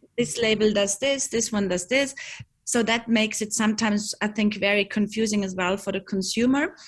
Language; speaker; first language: English; non-native, fluent; German